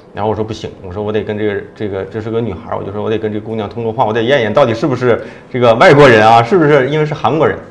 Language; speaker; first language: Chinese; native; Chinese